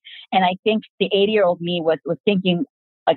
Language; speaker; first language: English; early bilingual, other home language; Korean